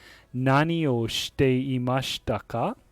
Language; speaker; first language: Japanese; non-native, fluent; English